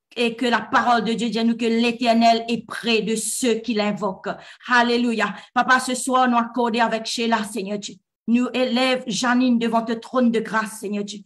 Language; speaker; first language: French; non-native, local second language; Morisyen